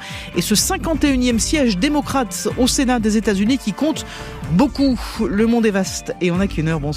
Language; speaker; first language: French; native; French